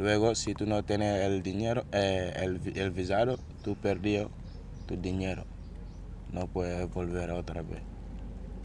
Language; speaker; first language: Spanish; non-native, learner; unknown